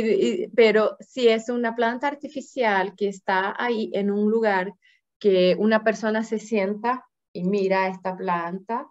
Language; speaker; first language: Spanish; non-native, fluent; Portuguese